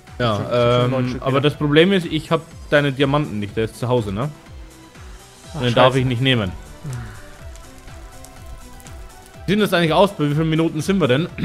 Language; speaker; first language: German; native; German